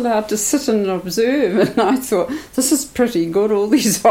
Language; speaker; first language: English; native; English